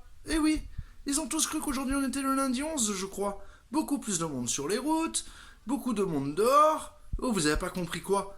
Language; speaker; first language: French; native; French